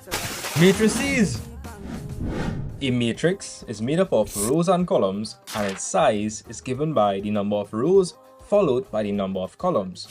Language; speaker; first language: English; native; English